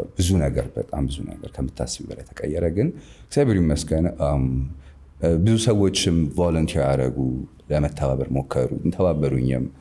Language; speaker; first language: Amharic; native; Amharic